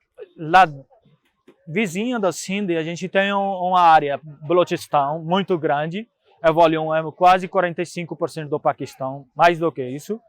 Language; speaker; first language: Portuguese; non-native, fluent; Punjabi